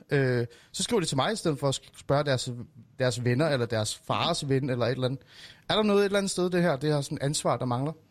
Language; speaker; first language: Danish; early bilingual, other home language; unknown